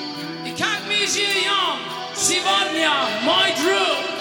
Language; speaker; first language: Russian; non-native, learner; German